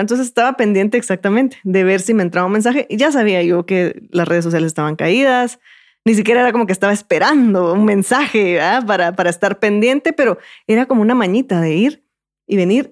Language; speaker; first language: Spanish; native; Spanish